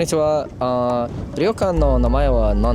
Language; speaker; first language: Japanese; non-native, learner; English